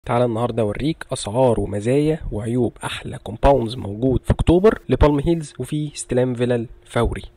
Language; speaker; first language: Arabic; native; Arabic